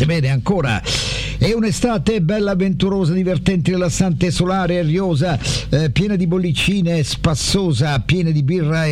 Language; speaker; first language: Italian; native; Italian